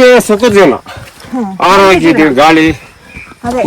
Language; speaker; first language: Kannada; native; Kannada